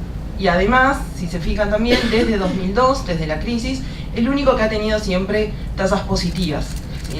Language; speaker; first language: Spanish; native; Spanish